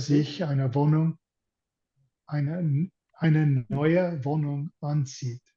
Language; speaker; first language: German; non-native, learner; English